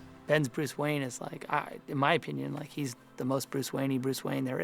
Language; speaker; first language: English; native; English